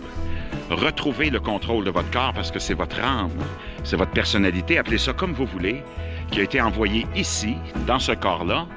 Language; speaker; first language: French; native; French